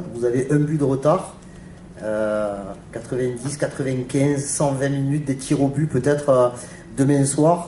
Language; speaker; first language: French; native; French